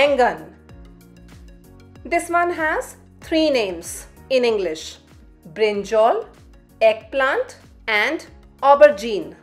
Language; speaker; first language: English; non-native, local second language; Hindi